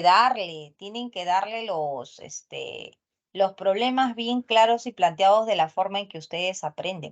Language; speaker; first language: Spanish; native; Spanish